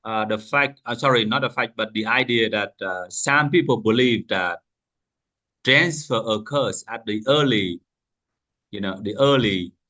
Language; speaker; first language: English; non-native, fluent; Vietnamese